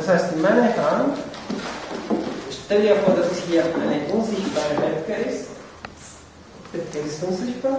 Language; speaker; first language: German; non-native, fluent; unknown